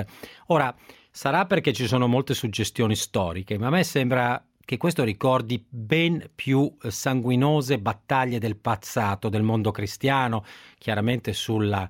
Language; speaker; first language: Italian; native; Italian